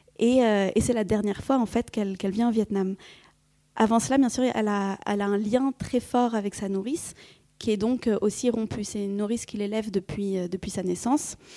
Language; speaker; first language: French; early bilingual, other home language; Vietnamese